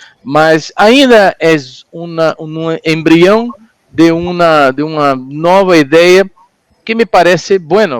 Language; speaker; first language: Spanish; non-native, learner; Portuguese